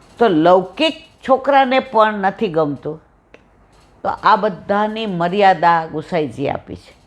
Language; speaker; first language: Gujarati; native; Gujarati